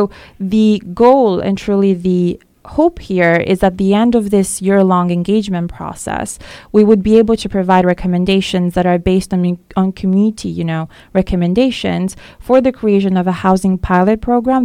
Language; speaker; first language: English; non-native, fluent; French